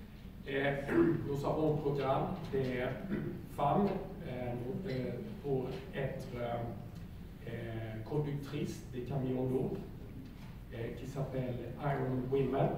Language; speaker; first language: French; non-native, learner; Swedish